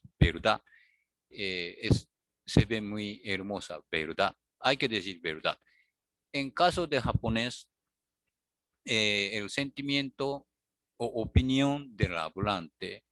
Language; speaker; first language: Spanish; non-native, learner; Japanese